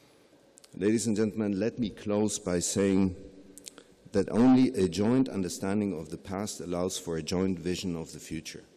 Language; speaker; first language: English; non-native, fluent; German